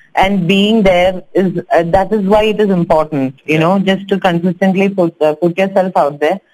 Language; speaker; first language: English; non-native, local second language; Tamil